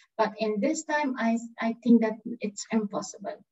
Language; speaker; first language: English; non-native, learner; Persian